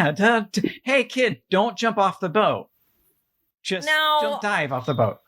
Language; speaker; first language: English; native; English